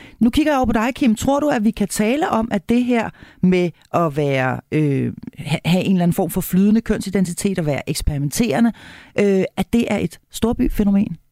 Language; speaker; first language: Danish; native; Danish